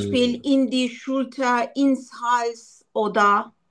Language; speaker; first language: German; non-native, learner; Turkish